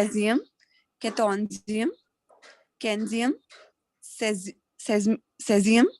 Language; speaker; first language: French; non-native, learner; Hindi